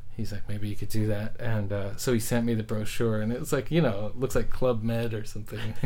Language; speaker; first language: English; native; English